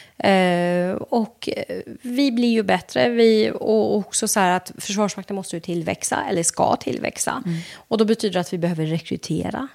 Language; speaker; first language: Swedish; non-native, fluent; Persian